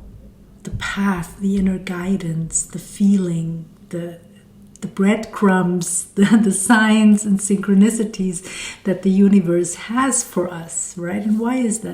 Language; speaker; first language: English; non-native, fluent; German